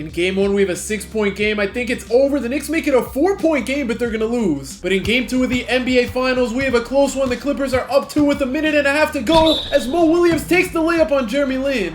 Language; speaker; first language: English; native; English